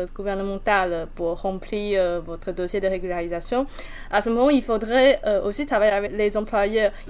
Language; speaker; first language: French; non-native, fluent; Chinese